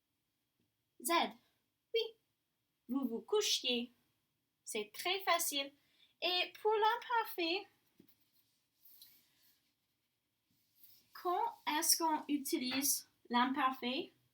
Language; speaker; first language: French; non-native, fluent; English